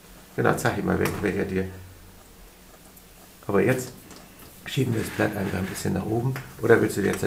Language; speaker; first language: German; native; German